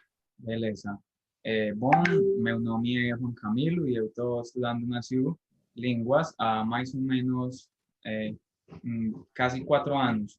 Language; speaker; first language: Portuguese; non-native, fluent; Spanish